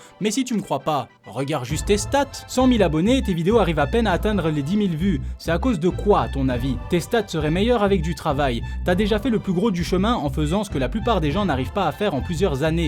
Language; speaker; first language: French; native; French